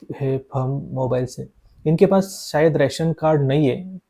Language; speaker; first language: Hindi; non-native, local second language; Marathi